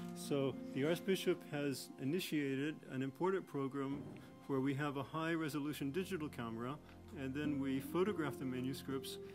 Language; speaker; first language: English; native; English